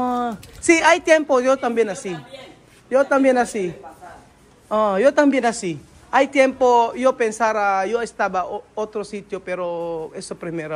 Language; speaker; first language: Spanish; non-native, learner; Filipino